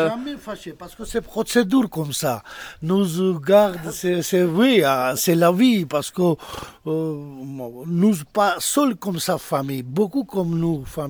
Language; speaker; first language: French; non-native, learner; Georgian